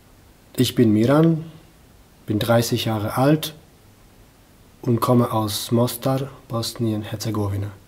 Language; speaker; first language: German; non-native, fluent; Bosnian